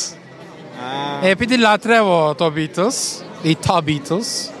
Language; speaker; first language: Greek; non-native, learner; Turkish